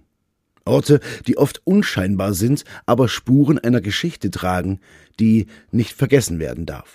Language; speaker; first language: German; native; German